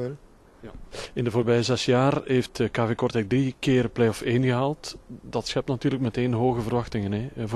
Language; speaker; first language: Dutch; native; Dutch